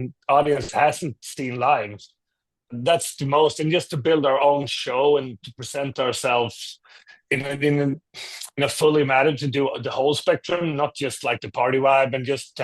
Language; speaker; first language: English; non-native, fluent; Swedish